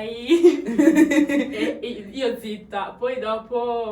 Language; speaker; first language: Italian; early bilingual, other home language; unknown